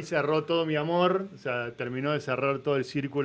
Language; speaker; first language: Spanish; native; Spanish